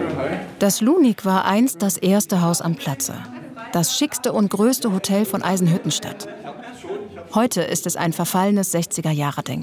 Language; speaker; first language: German; native; German